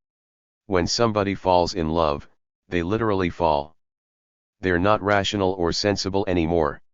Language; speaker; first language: English; native; English